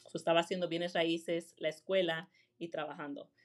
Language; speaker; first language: Spanish; early bilingual, heritage; Spanish